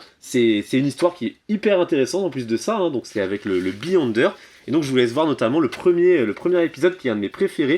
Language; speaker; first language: French; native; French